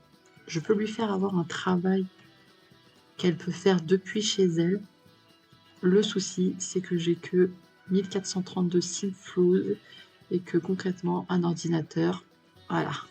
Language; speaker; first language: French; native; French